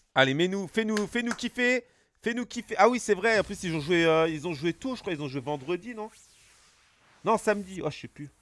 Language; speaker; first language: French; native; French